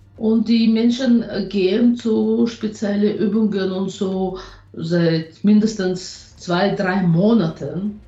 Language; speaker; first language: German; non-native, fluent; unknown